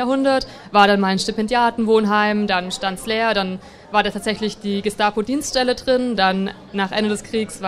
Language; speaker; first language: German; native; German